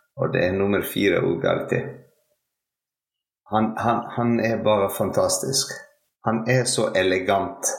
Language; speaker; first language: Norwegian; non-native, fluent; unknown